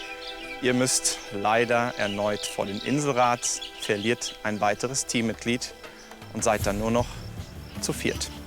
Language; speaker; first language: German; native; German